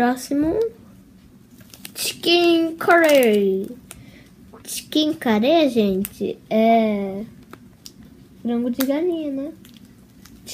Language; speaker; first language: Portuguese; early bilingual, heritage; Portuguese